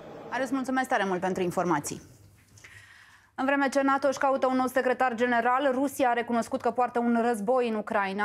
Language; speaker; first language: Romanian; native; Romanian